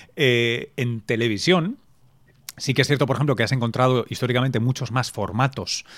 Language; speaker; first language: Spanish; native; Spanish